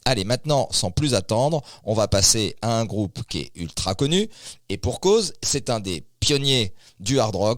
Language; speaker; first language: French; native; French